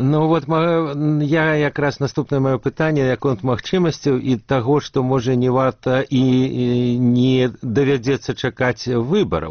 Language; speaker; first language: Belarusian; native; Belarusian